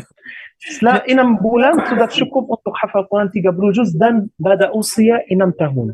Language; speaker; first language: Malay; non-native, learner; Arabic